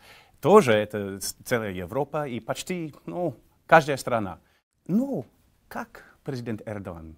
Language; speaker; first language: Russian; non-native, fluent; English